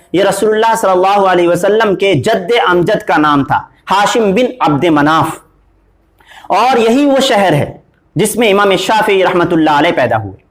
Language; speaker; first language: Urdu; native; Urdu